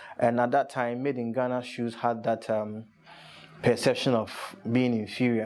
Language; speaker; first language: English; non-native, local second language; Akan